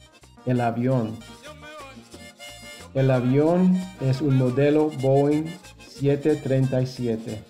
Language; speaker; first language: Spanish; non-native, fluent; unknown